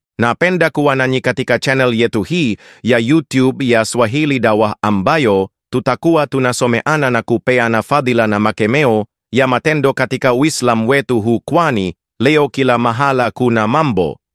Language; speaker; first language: Swahili; non-native, learner; English